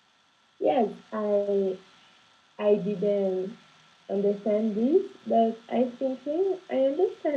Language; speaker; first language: English; non-native, learner; Portuguese